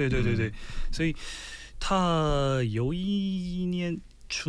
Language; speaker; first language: Chinese; non-native, fluent; Korean